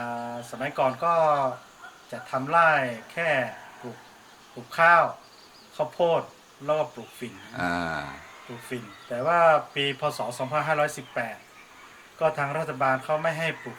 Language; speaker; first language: Thai; non-native, local second language; Hmong